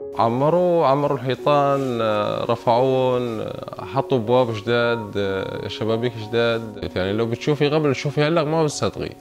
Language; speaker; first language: Arabic; native; Arabic